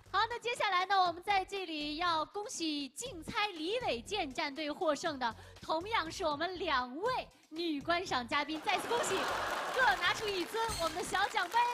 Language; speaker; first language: Chinese; native; Chinese